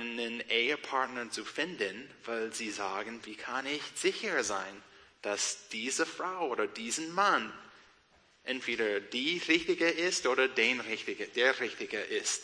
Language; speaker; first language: German; non-native, learner; English